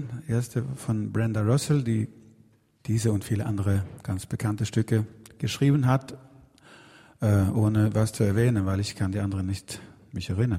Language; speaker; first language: German; non-native, fluent; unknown